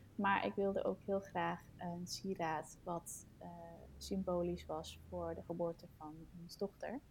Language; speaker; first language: Dutch; non-native, fluent; Danish